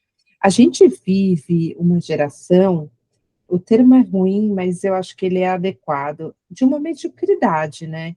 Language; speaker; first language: Portuguese; native; Portuguese